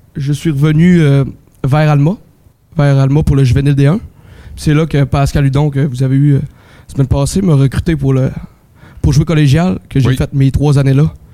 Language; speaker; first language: French; native; French